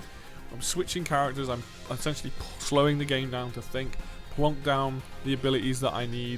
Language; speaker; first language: English; native; English